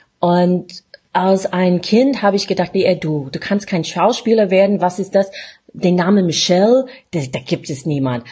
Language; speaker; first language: German; non-native, fluent; English